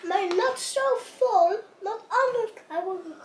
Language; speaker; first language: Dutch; early bilingual, other home language; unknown